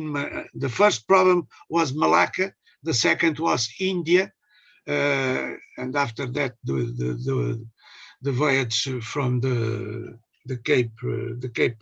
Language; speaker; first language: English; non-native, learner; Portuguese